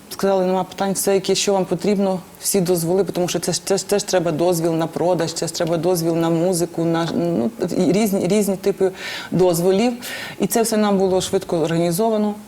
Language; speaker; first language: Ukrainian; native; Ukrainian